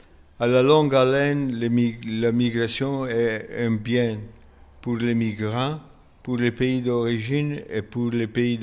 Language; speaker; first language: French; non-native, fluent; Italian